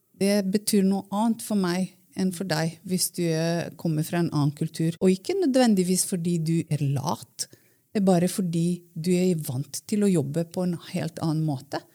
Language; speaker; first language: Norwegian; non-native, fluent; Romanian